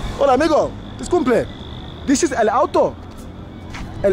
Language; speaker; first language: Spanish; non-native, learner; English